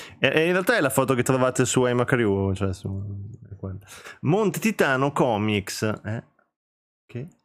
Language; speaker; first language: Italian; early bilingual, other home language; Albanian